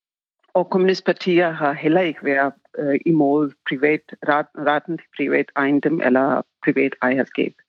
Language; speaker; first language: Danish; non-native, fluent; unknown